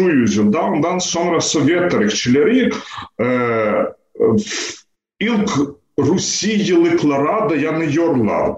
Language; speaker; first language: Turkish; non-native, fluent; Ukrainian